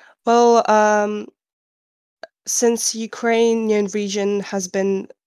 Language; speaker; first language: English; non-native, fluent; Ukrainian